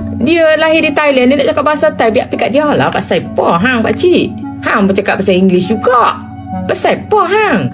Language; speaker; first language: Malay; non-native, fluent; Thai